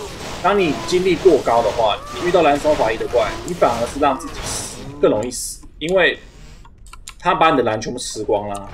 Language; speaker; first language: Chinese; native; Chinese